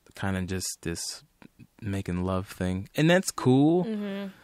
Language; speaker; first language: English; native; English